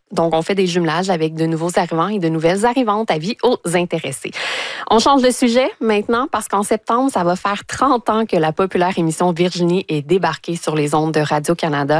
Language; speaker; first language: French; native; French